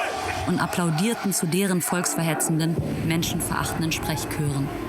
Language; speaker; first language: German; native; German